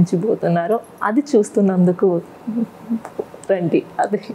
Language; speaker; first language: Telugu; non-native, fluent; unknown